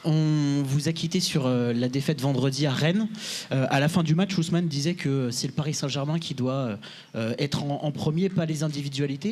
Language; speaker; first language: French; native; French